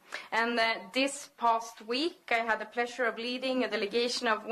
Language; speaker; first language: English; non-native, fluent; Swedish